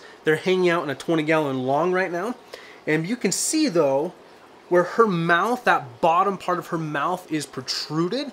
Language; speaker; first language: English; native; English